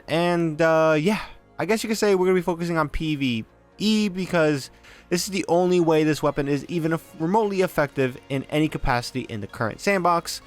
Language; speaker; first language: English; native; English